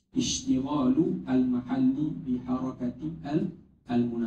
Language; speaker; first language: Arabic; non-native, learner; Malay